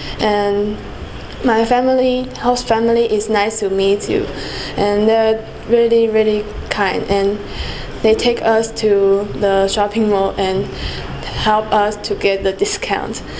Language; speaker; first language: English; non-native, learner; Chinese